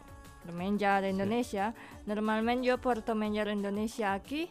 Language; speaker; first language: Catalan; non-native, learner; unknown